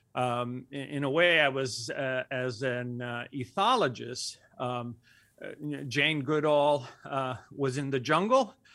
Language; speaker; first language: English; early bilingual, other home language; Spanish